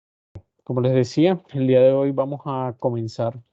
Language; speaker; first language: Spanish; native; Spanish